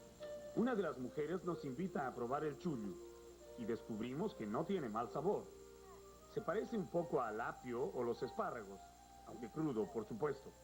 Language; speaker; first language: Spanish; native; Spanish